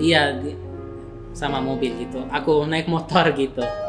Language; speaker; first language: Indonesian; non-native, fluent; Arabic